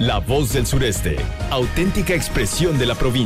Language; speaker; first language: Spanish; native; Spanish